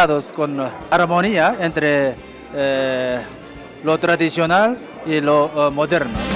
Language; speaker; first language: Spanish; non-native, fluent; Korean